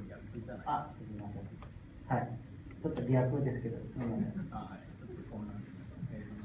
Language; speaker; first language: Japanese; non-native, learner; Indonesian